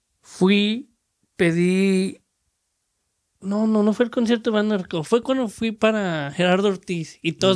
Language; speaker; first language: Spanish; early bilingual, heritage; Spanish